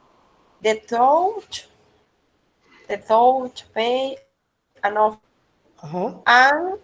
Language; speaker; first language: English; non-native, learner; Spanish